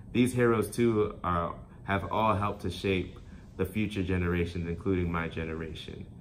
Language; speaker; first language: English; native; English